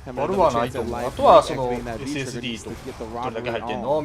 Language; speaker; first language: Japanese; native; Japanese